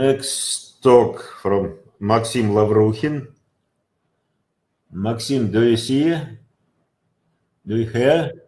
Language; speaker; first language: English; non-native, learner; Russian